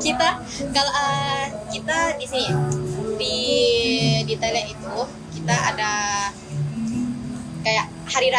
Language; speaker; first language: Indonesian; non-native, learner; Thai